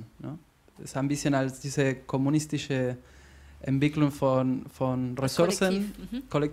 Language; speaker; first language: German; non-native, learner; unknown